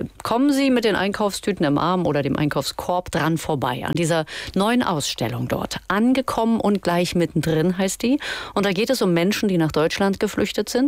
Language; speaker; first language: German; native; German